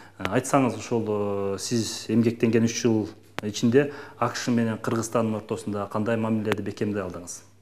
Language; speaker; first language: Kyrgyz; native; Kyrgyz